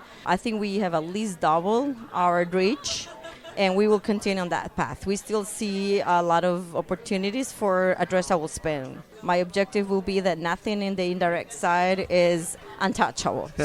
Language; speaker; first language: English; non-native, fluent; Spanish